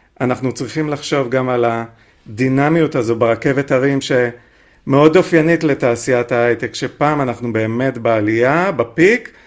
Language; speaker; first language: Hebrew; native; Hebrew